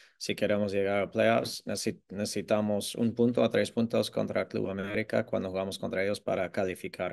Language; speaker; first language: Spanish; non-native, fluent; English